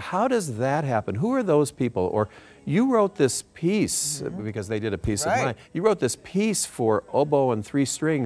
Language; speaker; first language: English; native; English